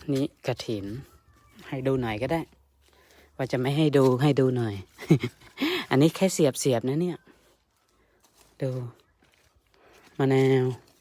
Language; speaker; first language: Thai; native; Thai